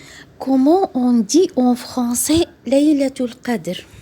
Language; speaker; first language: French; non-native, local second language; Arabic